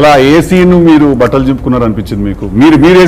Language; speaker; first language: Telugu; native; Telugu